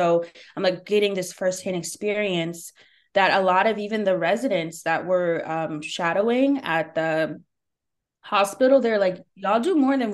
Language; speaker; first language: English; native; English